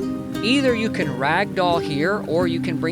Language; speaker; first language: English; native; English